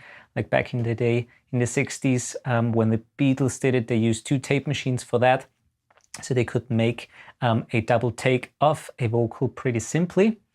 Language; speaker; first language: English; non-native, fluent; German